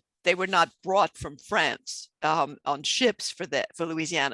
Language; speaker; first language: English; native; English